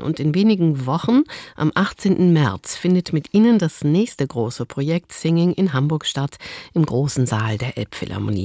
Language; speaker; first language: German; native; German